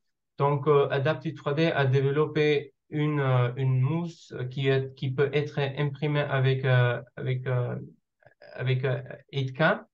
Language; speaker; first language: French; non-native, learner; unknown